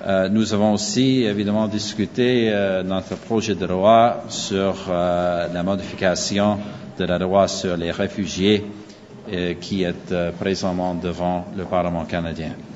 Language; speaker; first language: French; non-native, fluent; English